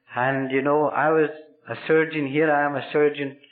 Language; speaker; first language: English; native; English